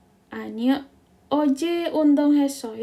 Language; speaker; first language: Korean; non-native, fluent; Indonesian